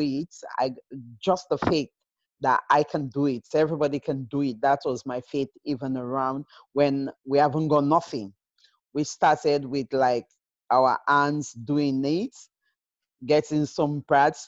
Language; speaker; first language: English; non-native, local second language; Krio